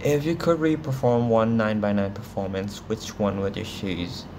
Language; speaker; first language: English; non-native, fluent; Thai